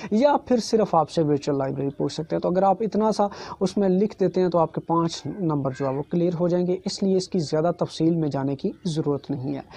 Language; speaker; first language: Urdu; native; Urdu